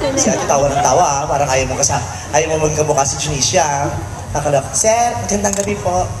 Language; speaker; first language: Filipino; native; Filipino